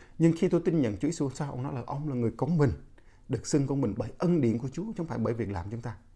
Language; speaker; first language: Vietnamese; non-native, local second language; Jarai